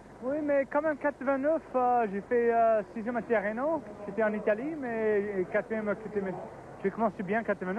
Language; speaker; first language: French; non-native, fluent; English